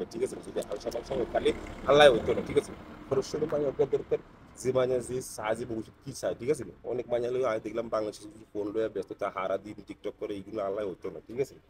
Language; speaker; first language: Bangla; non-native, learner; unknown